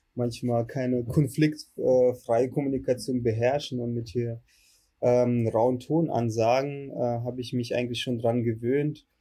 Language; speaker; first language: German; early bilingual, other home language; Russian